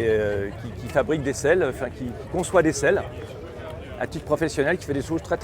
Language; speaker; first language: French; native; French